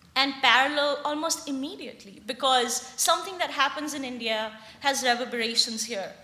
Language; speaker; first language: English; non-native, local second language; Hindi